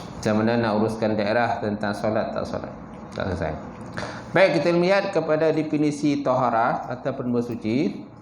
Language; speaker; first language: Malay; native; Malay